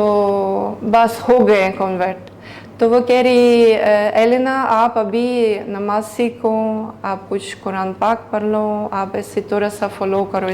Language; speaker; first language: Hindi; non-native, learner; Greek